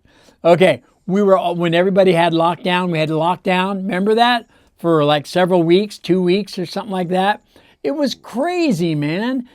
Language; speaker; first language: English; native; English